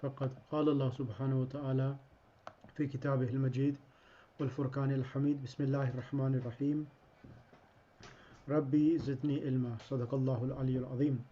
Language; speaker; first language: Arabic; non-native, fluent; English